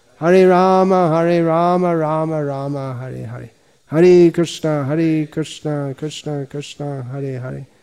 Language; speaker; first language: Hindi; non-native, fluent; English